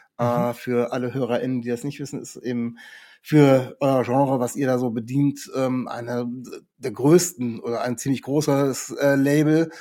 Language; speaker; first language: German; native; German